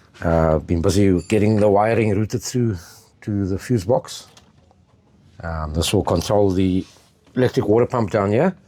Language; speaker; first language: English; native; English